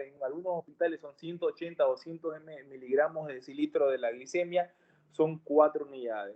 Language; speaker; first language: Spanish; native; Spanish